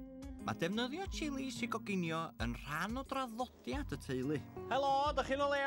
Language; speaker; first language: Welsh; native; Welsh